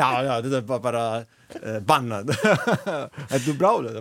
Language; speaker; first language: Icelandic; non-native, learner; Italian